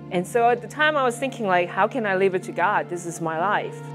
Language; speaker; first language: English; non-native, fluent; Chinese